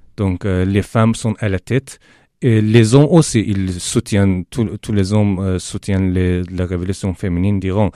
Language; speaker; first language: French; non-native, fluent; Persian